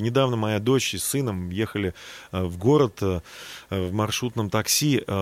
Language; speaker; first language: Russian; native; Russian